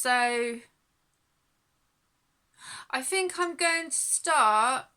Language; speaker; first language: English; native; English